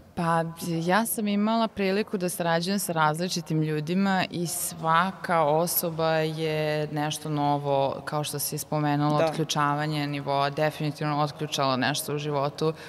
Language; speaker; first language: Serbian; native; Serbian